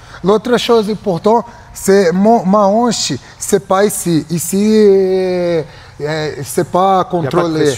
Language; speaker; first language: French; non-native, learner; Portuguese